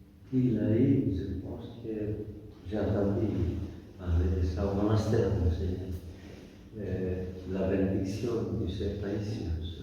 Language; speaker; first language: French; non-native, fluent; Greek